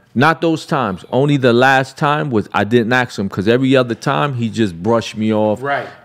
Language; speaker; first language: English; native; English